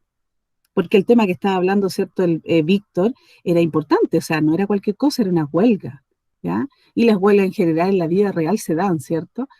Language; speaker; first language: Spanish; native; Spanish